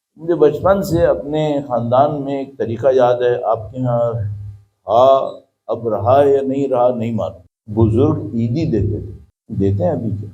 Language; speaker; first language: Urdu; native; Urdu